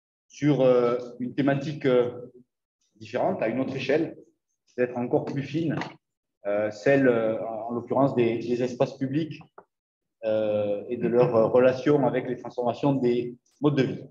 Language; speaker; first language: French; native; French